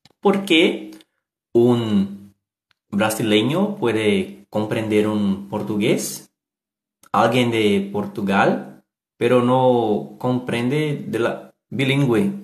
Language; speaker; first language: Spanish; non-native, learner; Portuguese